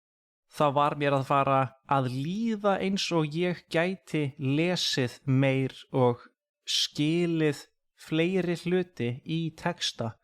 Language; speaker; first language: Icelandic; non-native, fluent; English